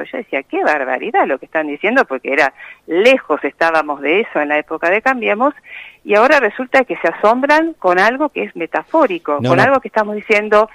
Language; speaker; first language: Spanish; native; Spanish